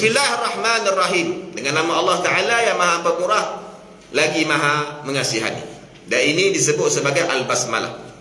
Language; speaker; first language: Malay; native; Malay